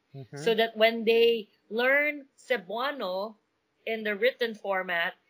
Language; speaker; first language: English; non-native, local second language; Min Nan Chinese